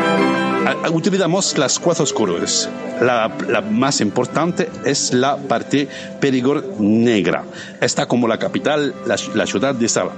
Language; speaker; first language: Spanish; non-native, learner; French